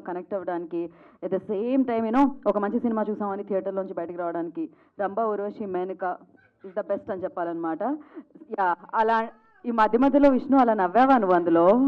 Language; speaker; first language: Telugu; native; Telugu